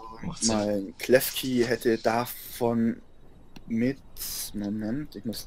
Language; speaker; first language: German; native; German